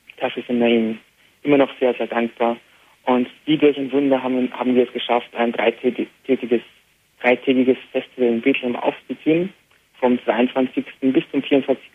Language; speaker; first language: German; early bilingual, heritage; Arabic